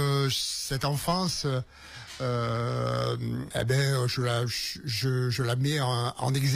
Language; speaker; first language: French; native; French